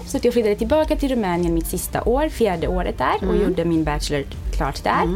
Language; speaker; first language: Swedish; non-native, fluent; Romanian